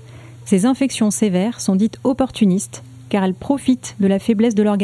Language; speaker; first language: French; native; French